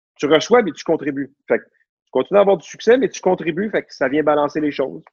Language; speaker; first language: French; native; French